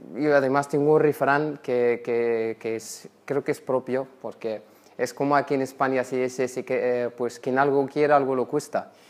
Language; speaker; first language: Spanish; non-native, fluent; Arabic